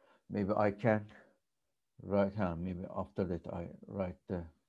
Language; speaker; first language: English; non-native, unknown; Turkish